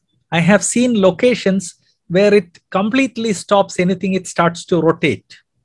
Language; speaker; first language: English; non-native, local second language; Malayalam